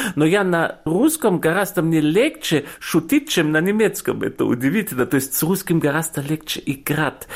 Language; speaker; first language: Russian; non-native, fluent; German